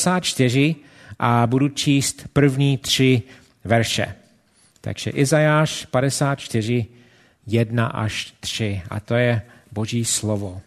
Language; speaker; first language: Czech; non-native, fluent; English